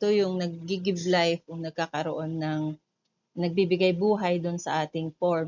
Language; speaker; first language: Filipino; native; Filipino